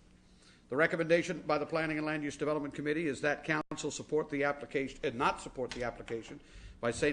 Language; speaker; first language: English; native; English